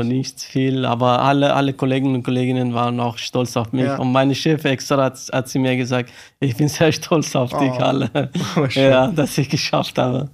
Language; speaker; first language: German; non-native, learner; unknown